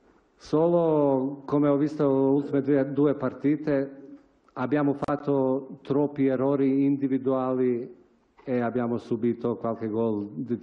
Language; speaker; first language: Italian; non-native, fluent; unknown